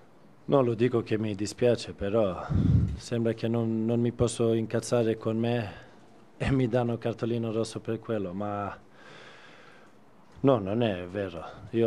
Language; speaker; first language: Italian; non-native, fluent; Swedish